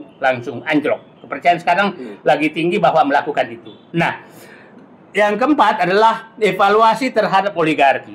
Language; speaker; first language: Indonesian; native; Indonesian